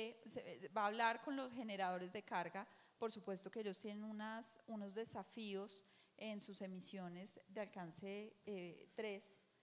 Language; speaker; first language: Spanish; native; Spanish